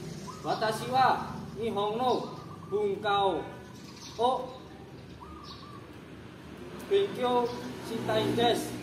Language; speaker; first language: Japanese; non-native, learner; Indonesian